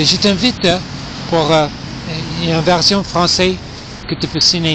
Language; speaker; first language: French; non-native, fluent; English